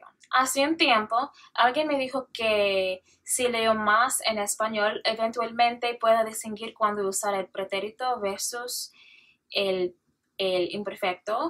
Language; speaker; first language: Spanish; non-native, learner; English